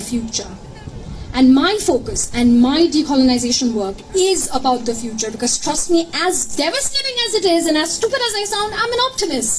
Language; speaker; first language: English; non-native, local second language; Bangla